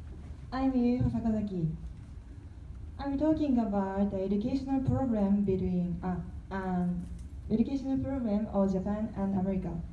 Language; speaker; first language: English; non-native, learner; Korean